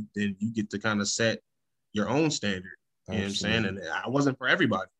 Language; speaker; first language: English; native; English